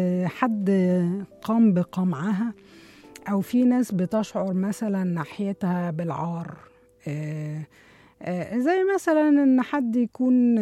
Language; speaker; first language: Arabic; native; Arabic